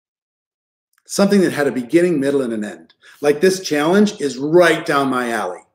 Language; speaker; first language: English; native; English